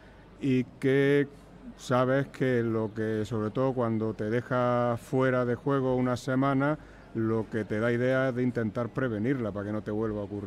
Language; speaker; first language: Spanish; native; Spanish